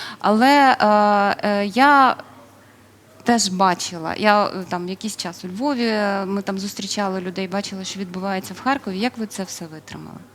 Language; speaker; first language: Ukrainian; non-native, local second language; Russian